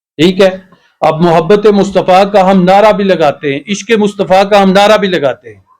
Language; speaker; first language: Urdu; non-native, local second language; Pahari-Potwari